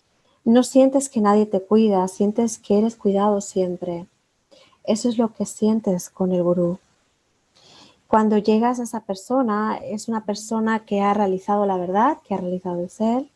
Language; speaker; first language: Spanish; native; Spanish